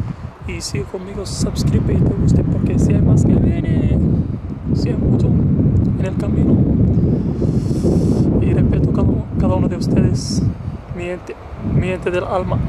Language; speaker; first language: Spanish; non-native, learner; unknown